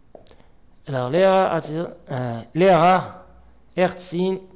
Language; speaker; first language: German; non-native, learner; Arabic